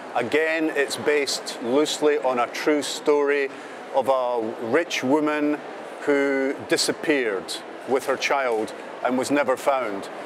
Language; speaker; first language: English; native; English